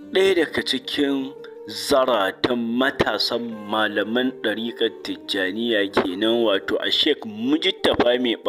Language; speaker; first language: Hausa; native; Hausa